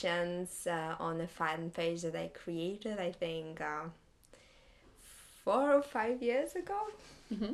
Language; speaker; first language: English; non-native, fluent; Polish